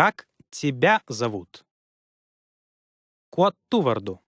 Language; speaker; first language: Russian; non-native, learner; Lithuanian